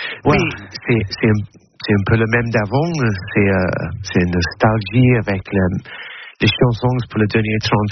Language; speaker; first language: French; non-native, learner; English